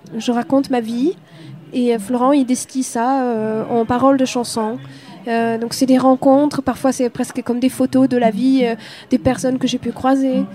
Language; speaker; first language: French; non-native, fluent; Swedish